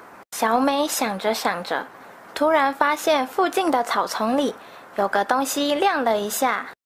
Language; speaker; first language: Chinese; native; Chinese